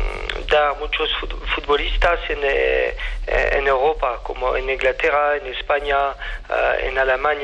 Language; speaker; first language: Spanish; non-native, fluent; French